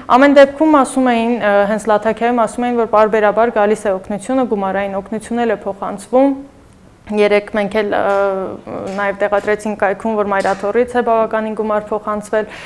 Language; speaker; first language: Armenian; native; Armenian